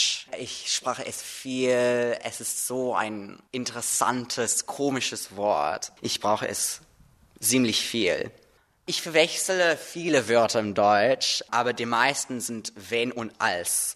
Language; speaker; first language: German; non-native, learner; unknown